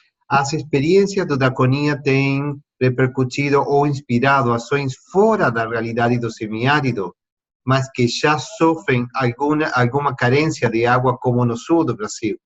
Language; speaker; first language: Portuguese; non-native, fluent; Spanish